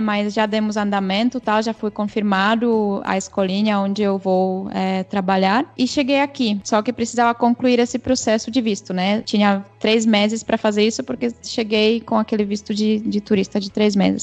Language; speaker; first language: Portuguese; non-native, fluent; Czech